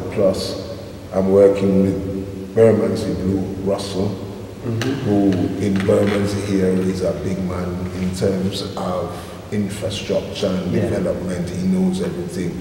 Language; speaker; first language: English; native; English